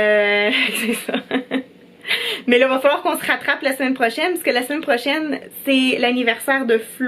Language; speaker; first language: French; native; French